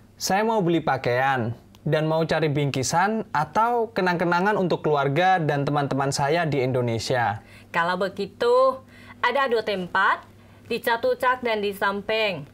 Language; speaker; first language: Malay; non-native, fluent; Thai